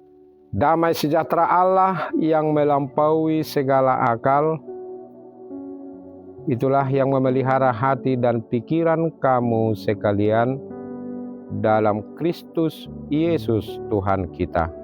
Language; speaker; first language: Indonesian; native; Indonesian